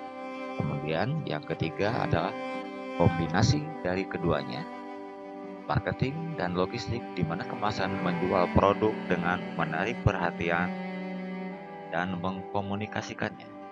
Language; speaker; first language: Indonesian; native; Indonesian